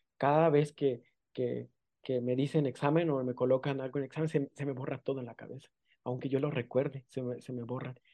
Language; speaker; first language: Spanish; non-native, local second language; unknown